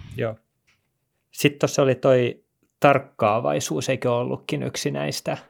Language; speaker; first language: Finnish; native; Finnish